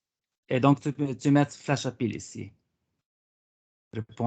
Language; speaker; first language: French; non-native, fluent; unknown